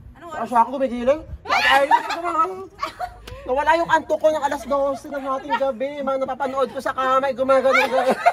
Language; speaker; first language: Filipino; native; Filipino